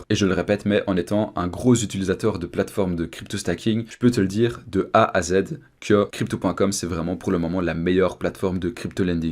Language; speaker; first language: French; native; French